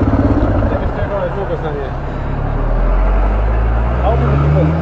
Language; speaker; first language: English; non-native, learner; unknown